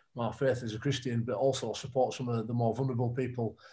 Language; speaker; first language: English; native; English